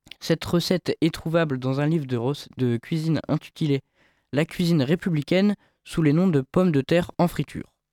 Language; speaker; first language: French; native; French